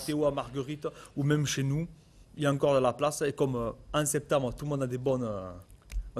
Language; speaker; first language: French; native; French